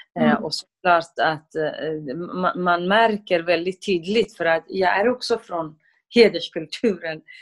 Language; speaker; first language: Swedish; non-native, fluent; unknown